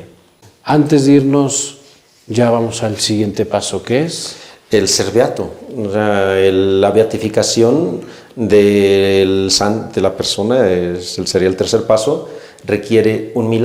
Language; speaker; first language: Spanish; native; Spanish